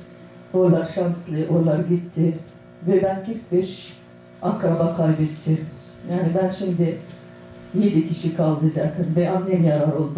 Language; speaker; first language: Turkish; non-native, learner; Arabic